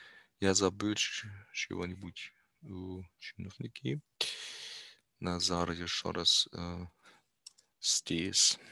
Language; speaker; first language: Russian; non-native, learner; German